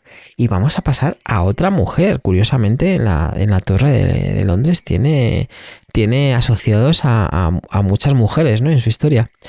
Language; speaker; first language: Spanish; native; Spanish